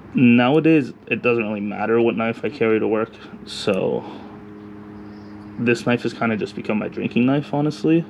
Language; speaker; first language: English; native; English